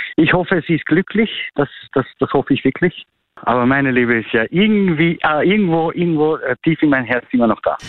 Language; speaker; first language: German; non-native, fluent; Macedonian